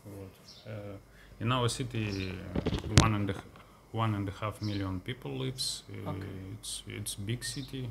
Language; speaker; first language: English; non-native, learner; Russian